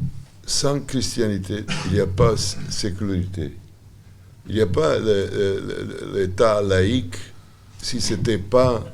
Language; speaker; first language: French; non-native, learner; Serbian